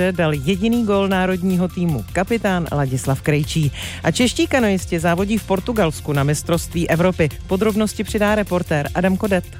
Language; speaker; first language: Czech; native; Czech